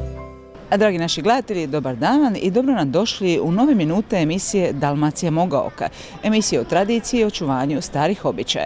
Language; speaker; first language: Croatian; native; Croatian